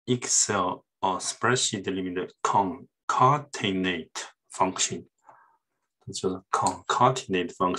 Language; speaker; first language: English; non-native, fluent; Chinese